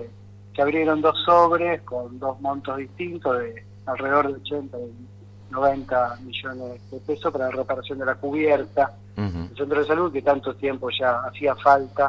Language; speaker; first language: Spanish; native; Spanish